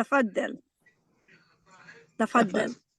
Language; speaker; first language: Arabic; non-native, learner; Urdu